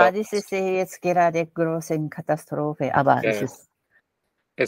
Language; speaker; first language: German; non-native, fluent; Japanese